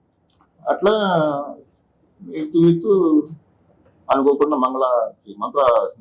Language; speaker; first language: Telugu; native; Telugu